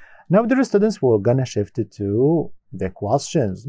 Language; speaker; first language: English; non-native, fluent; Arabic